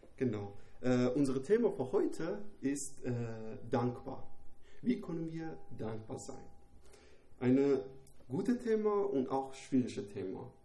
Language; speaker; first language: German; non-native, learner; Persian